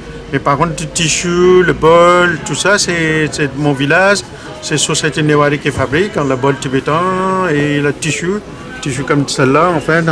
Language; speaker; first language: French; non-native, learner; Nepali